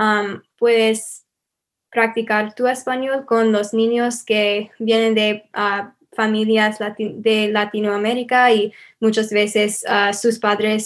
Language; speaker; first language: Spanish; non-native, learner; English